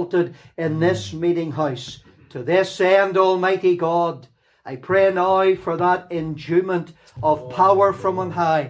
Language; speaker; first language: English; native; English